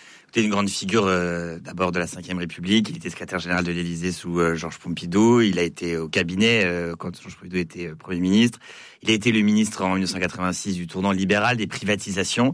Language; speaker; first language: French; native; French